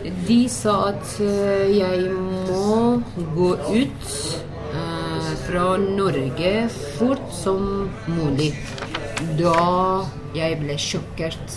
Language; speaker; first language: Norwegian; non-native, learner; Persian